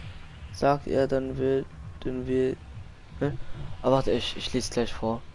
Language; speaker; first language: German; non-native, local second language; Luxembourgish